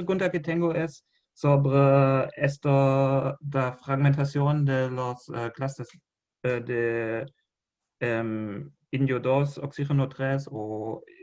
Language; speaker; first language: Spanish; non-native, fluent; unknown